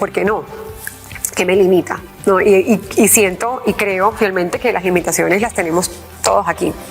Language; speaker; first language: Spanish; early bilingual, heritage; English